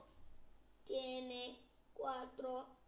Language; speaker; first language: Spanish; early bilingual, other home language; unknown